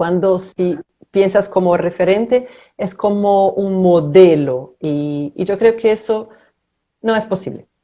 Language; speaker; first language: Spanish; non-native, fluent; Portuguese